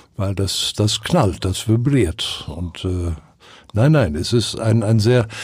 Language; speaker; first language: German; non-native, fluent; English